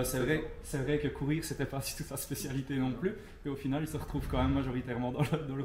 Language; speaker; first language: French; native; French